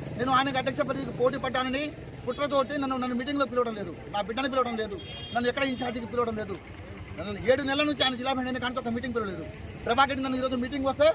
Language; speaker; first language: Telugu; non-native, local second language; Lambadi